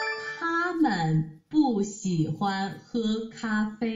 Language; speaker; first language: Chinese; non-native, learner; Vietnamese